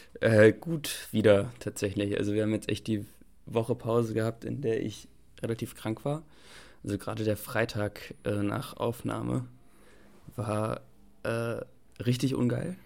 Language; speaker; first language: German; native; German